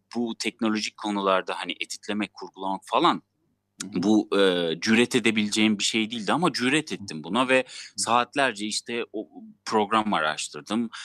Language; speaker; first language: Turkish; non-native, local second language; Armenian